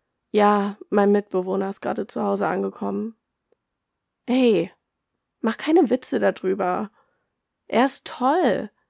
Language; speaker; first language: German; early bilingual, other home language; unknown